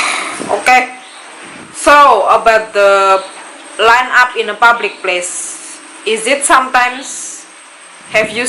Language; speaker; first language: English; non-native, learner; Indonesian